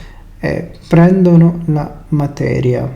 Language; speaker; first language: Italian; non-native, fluent; Urdu